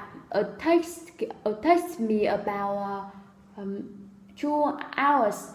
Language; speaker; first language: English; non-native, learner; Vietnamese